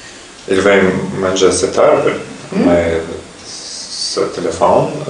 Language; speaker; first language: French; non-native, learner; Russian